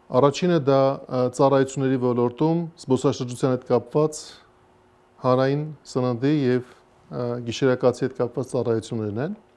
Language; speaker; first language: Armenian; native; Armenian